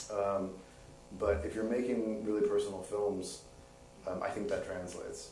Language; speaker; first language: English; native; English